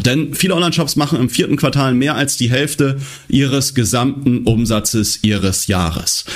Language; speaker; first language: German; native; German